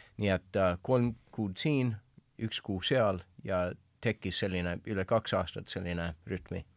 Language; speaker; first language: Estonian; non-native, fluent; English